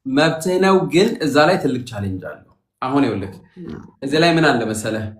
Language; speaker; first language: Amharic; native; Amharic